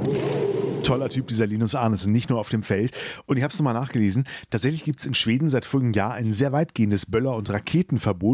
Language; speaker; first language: German; native; German